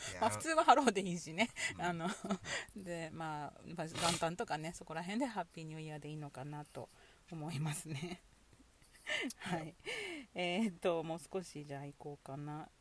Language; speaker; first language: Japanese; native; Japanese